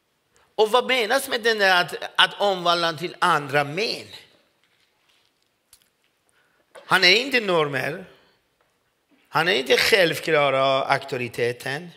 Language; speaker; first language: Swedish; non-native, fluent; Persian